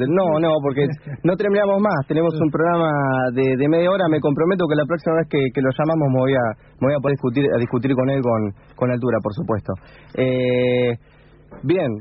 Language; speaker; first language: Spanish; native; Spanish